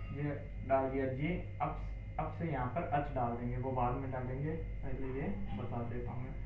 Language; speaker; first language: Hindi; native; Hindi